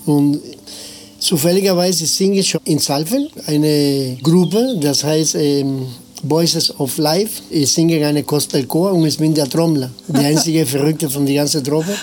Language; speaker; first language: German; non-native, fluent; Spanish